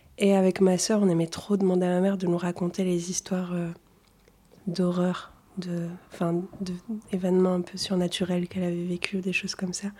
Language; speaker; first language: French; early bilingual, other home language; Arabic